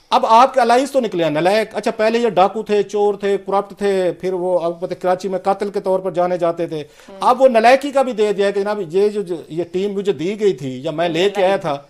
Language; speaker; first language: Hindi; native; Hindi